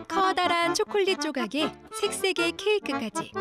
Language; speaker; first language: Korean; native; Korean